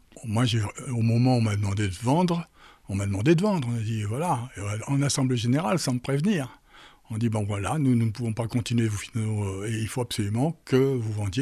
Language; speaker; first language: French; native; French